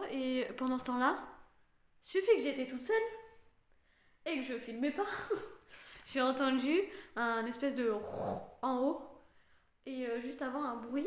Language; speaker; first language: French; native; French